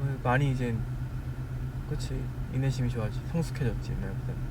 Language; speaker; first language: Korean; native; Korean